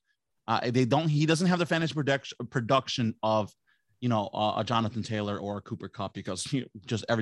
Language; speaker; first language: English; native; English